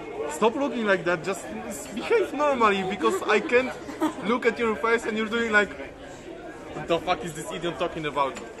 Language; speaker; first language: English; non-native, fluent; Polish